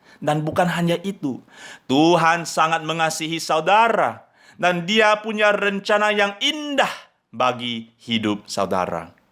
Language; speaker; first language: Indonesian; non-native, fluent; English